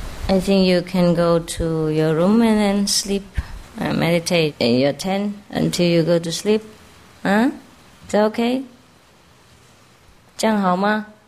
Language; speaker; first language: English; non-native, fluent; Vietnamese